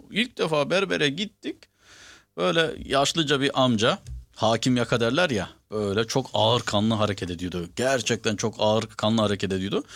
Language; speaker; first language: Turkish; early bilingual, heritage; Turkish